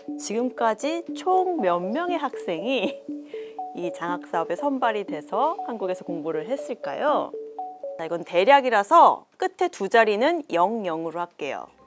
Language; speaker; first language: Korean; native; Korean